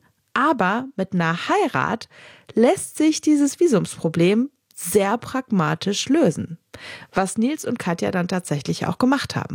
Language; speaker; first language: German; native; German